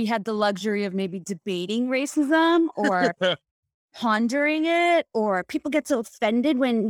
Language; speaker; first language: English; non-native, local second language; Bangla